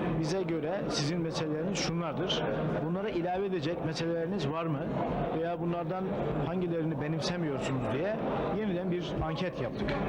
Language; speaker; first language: Turkish; native; Turkish